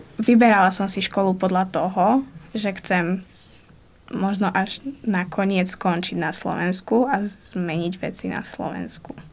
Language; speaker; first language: Slovak; native; Slovak